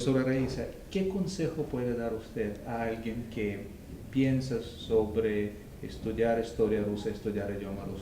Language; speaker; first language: Spanish; non-native, fluent; Russian